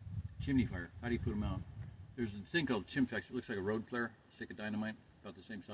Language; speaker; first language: English; native; English